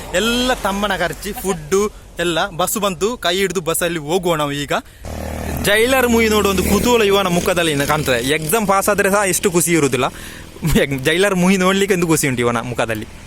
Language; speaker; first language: Kannada; non-native, local second language; Tulu